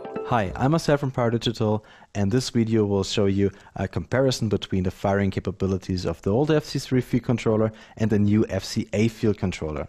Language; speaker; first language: English; non-native, fluent; German